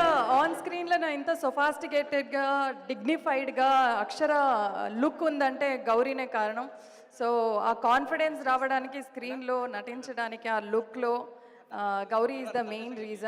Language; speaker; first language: Telugu; non-native, fluent; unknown